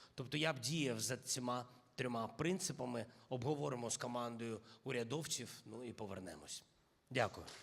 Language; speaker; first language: Ukrainian; non-native, local second language; Russian